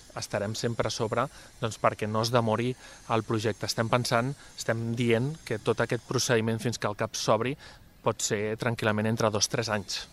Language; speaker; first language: Catalan; native; Catalan